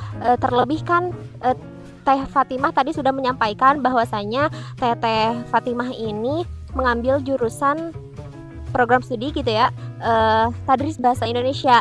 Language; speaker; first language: Indonesian; native; Indonesian